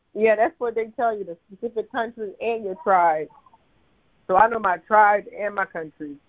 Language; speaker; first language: English; early bilingual, other home language; Krio